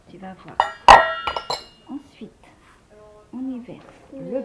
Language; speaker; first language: French; native; French